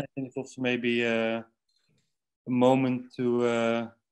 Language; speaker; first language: English; non-native, fluent; Dutch